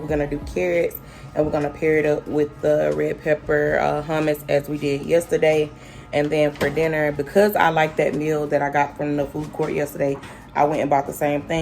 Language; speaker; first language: English; native; English